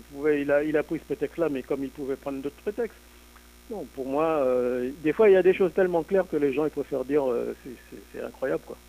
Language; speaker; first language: French; native; French